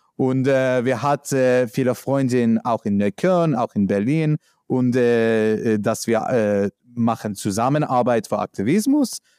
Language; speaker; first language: German; non-native, learner; English